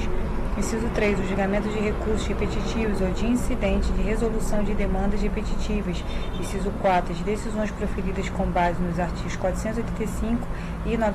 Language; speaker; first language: Portuguese; native; Portuguese